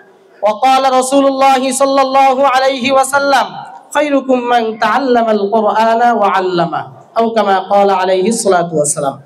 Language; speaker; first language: Arabic; non-native, learner; Bangla